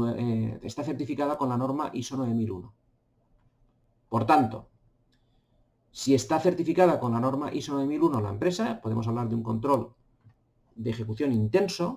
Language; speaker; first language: Spanish; native; Spanish